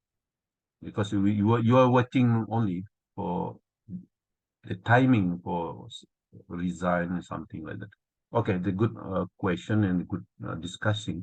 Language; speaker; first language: English; non-native, learner; Indonesian